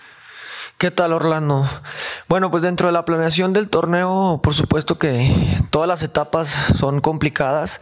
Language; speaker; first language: Spanish; native; Spanish